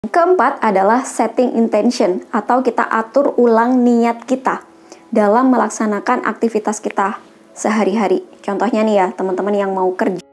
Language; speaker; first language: Indonesian; native; Indonesian